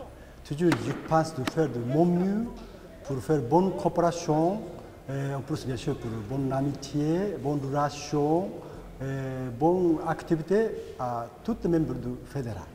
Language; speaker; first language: French; non-native, learner; Japanese